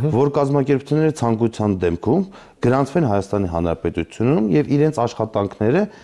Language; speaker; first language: Armenian; native; Armenian